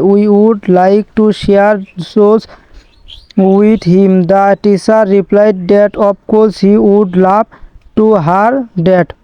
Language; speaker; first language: English; non-native, local second language; Bangla